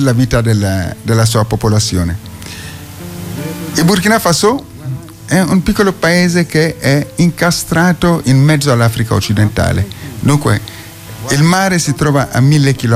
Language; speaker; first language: Italian; non-native, fluent; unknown